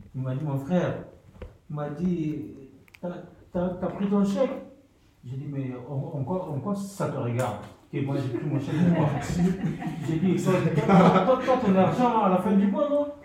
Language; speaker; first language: French; non-native, fluent; Soninke